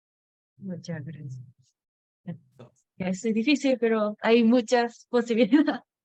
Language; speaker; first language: Spanish; non-native, learner; Japanese